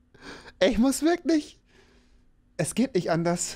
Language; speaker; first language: German; native; German